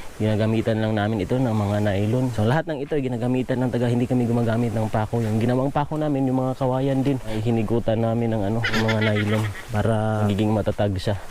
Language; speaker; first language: Filipino; non-native, local second language; Cebuano